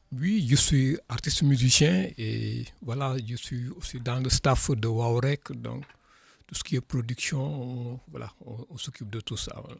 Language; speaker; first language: French; non-native, local second language; Wolof